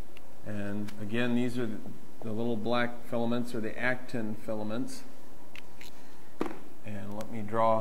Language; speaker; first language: English; native; English